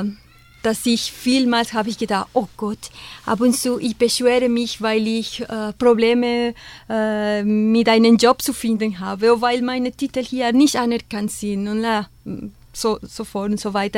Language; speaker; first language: German; non-native, fluent; Spanish